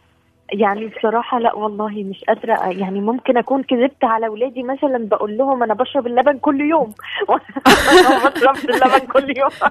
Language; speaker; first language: Arabic; native; Arabic